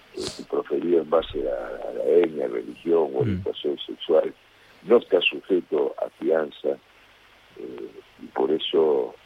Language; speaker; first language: Spanish; native; Spanish